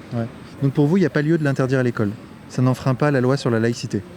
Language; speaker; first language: French; native; French